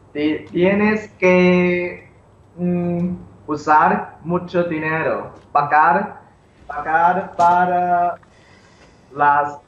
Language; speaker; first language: Spanish; non-native, learner; English